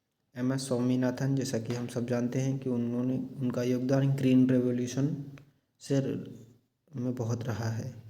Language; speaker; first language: Hindi; native; Hindi